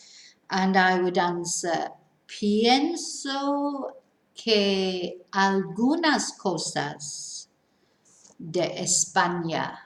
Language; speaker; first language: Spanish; non-native, fluent; English